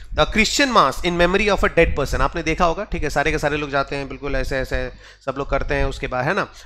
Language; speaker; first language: Hindi; non-native, local second language; Odia